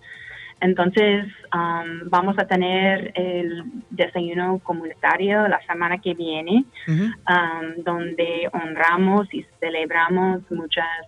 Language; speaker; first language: Spanish; non-native, fluent; English